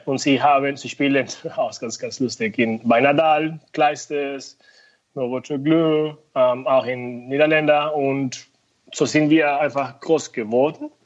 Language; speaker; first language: German; non-native, fluent; Spanish